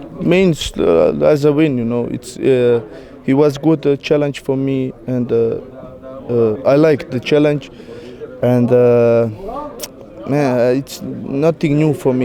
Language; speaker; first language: English; non-native, learner; Croatian